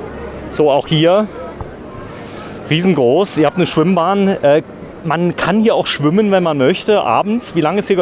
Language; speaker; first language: German; native; German